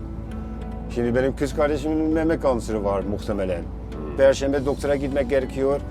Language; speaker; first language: Turkish; non-native, fluent; Dutch